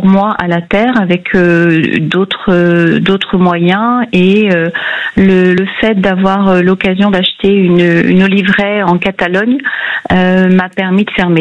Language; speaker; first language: French; native; French